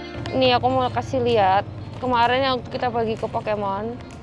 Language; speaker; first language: Indonesian; early bilingual, heritage; Indonesian